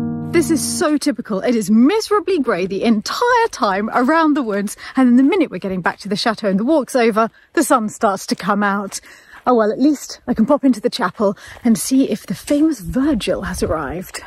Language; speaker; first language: English; native; English